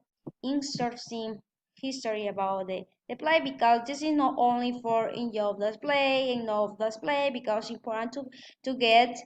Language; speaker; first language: English; non-native, learner; Spanish